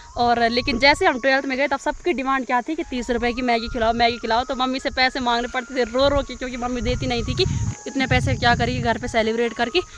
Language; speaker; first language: Hindi; non-native, local second language; Garhwali